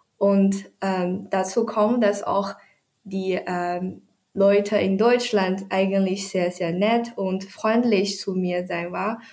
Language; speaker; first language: German; non-native, learner; Chinese